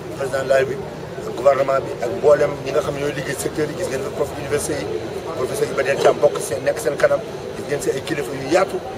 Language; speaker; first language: Wolof; non-native, local second language; Fula